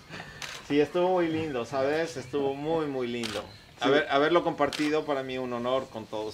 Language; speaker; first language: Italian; non-native, learner; Spanish